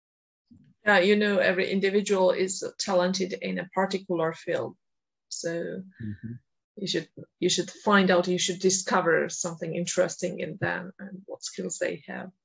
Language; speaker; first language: English; non-native, fluent; Georgian